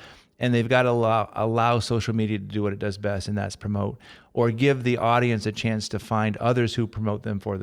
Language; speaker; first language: English; native; English